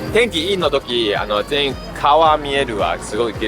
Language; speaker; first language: Japanese; non-native, learner; Chinese